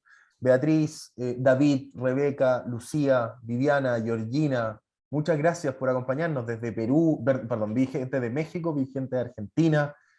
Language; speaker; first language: Spanish; native; Spanish